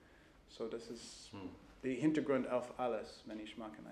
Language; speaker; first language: German; non-native, learner; English